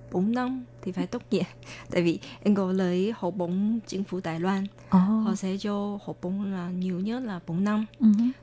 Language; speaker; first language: Vietnamese; non-native, fluent; Chinese